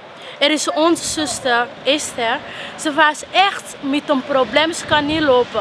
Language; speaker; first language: Dutch; non-native, learner; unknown